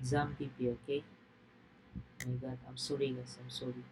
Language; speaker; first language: English; non-native, learner; Indonesian